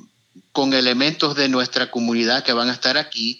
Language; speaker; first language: Spanish; early bilingual, heritage; Spanish